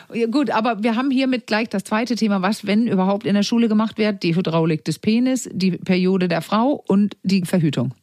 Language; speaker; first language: German; non-native, fluent; Danish